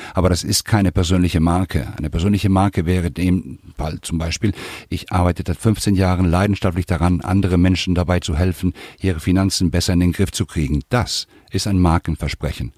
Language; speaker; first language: German; non-native, fluent; Spanish